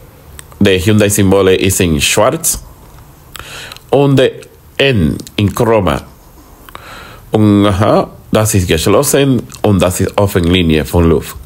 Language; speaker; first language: German; non-native, learner; Spanish